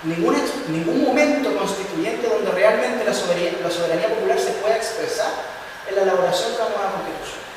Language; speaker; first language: Spanish; native; Spanish